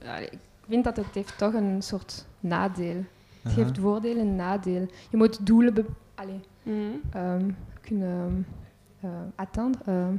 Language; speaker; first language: Dutch; non-native, local second language; French